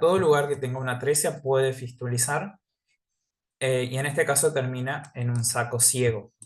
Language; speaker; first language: Spanish; native; Spanish